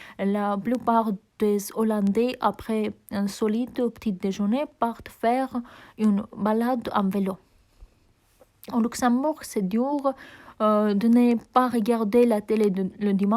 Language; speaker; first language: French; non-native, learner; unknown